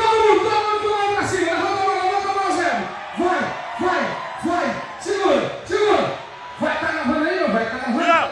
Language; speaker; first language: Portuguese; native; Portuguese